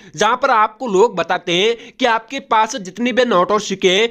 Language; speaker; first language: Hindi; non-native, local second language; Gujarati